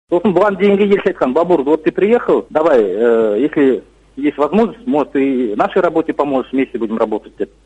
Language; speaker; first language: Russian; non-native, local second language; Kazakh